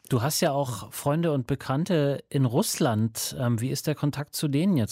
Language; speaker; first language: German; native; German